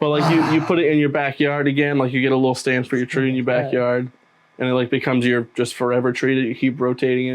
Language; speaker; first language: English; native; English